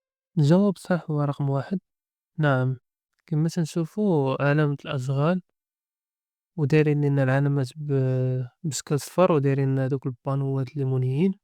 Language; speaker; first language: Arabic; native; Arabic